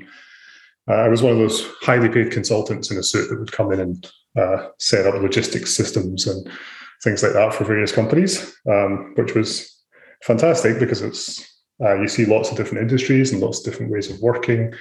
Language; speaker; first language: English; native; English